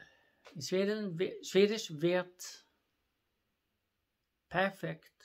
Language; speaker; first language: German; non-native, fluent; Swedish